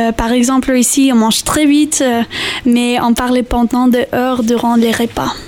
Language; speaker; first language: French; non-native, learner; Spanish